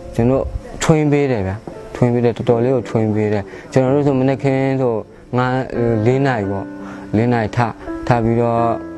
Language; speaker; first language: Burmese; non-native, local second language; S'gaw Karen